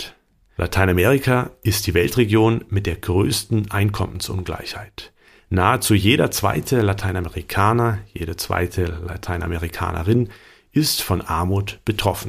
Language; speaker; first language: German; native; German